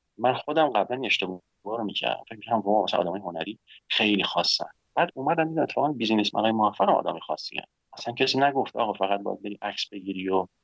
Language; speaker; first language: Persian; native; Persian